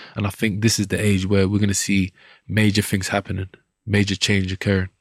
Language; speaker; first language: English; native; English